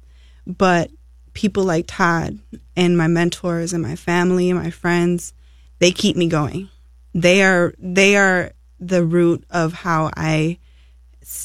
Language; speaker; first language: English; native; English